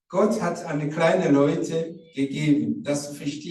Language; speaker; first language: German; non-native, learner; Rundi